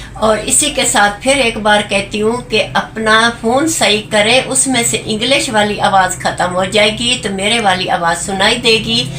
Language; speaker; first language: Urdu; non-native, local second language; Punjabi